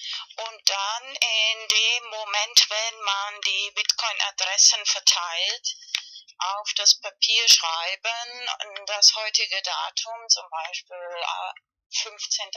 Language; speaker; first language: German; non-native, learner; Spanish